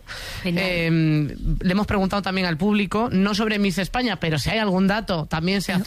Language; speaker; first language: Spanish; native; Spanish